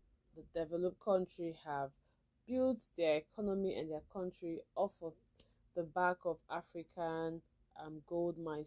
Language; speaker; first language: English; non-native, local second language; Igbo